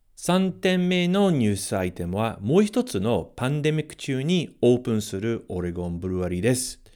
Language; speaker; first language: Japanese; non-native, fluent; English